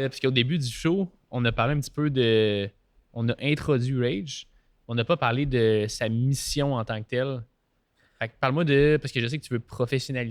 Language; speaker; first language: French; native; French